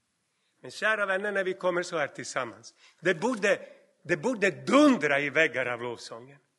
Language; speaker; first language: Swedish; non-native, fluent; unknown